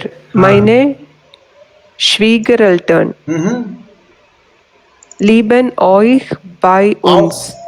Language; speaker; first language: German; non-native, learner; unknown